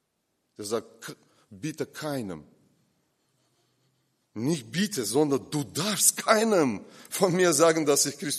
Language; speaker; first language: German; non-native, fluent; Russian